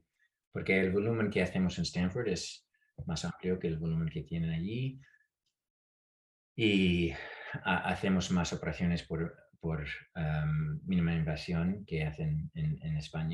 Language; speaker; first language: Spanish; non-native, fluent; English